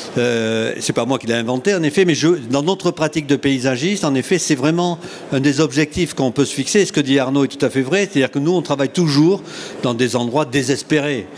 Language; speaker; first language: French; native; French